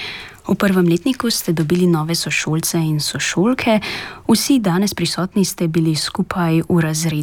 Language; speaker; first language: Slovenian; native; Slovenian